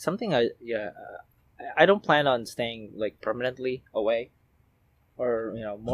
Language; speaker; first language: English; non-native, local second language; Filipino